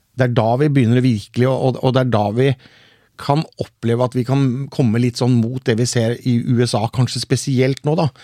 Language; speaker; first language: Norwegian; native; Norwegian